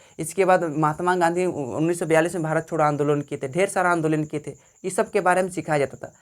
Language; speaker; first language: Hindi; native; Hindi